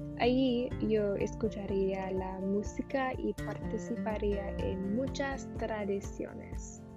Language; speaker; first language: Spanish; non-native, learner; English